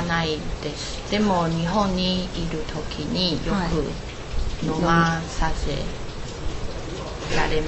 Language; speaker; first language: Japanese; non-native, learner; Chinese